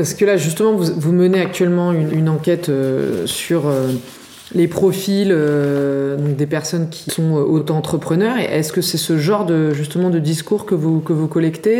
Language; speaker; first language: French; native; French